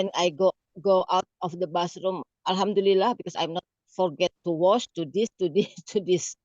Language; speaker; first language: English; non-native, learner; Indonesian